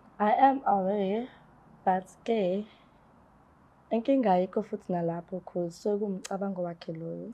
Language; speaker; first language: Zulu; native; Zulu